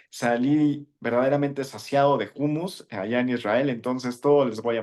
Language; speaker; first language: Spanish; native; Spanish